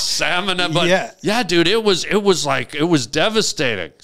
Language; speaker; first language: English; native; English